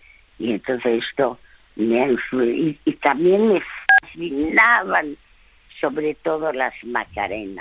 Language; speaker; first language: Spanish; early bilingual, other home language; French